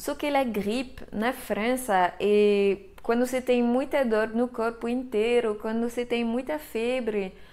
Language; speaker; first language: Portuguese; non-native, fluent; French